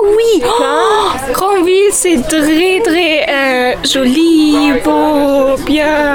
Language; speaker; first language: French; non-native, learner; German